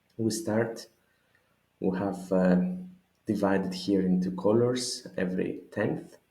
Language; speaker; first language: English; non-native, fluent; Greek